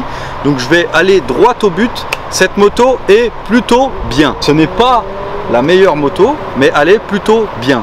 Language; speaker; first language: French; native; French